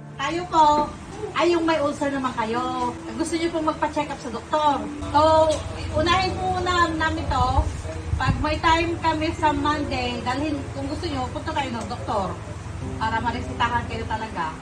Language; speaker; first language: Filipino; native; Filipino